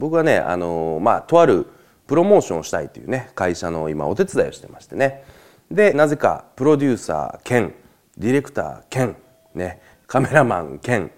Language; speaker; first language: Japanese; native; Japanese